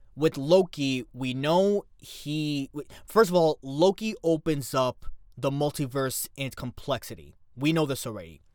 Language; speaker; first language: English; native; English